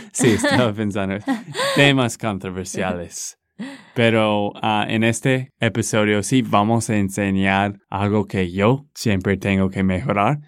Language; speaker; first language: Spanish; non-native, fluent; English